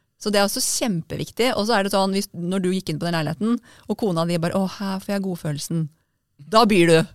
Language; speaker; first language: Norwegian; native; Norwegian